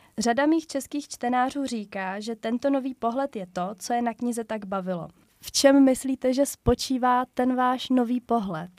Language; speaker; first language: Czech; native; Czech